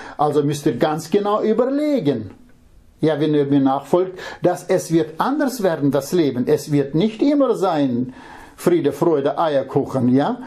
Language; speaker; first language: German; non-native, fluent; Russian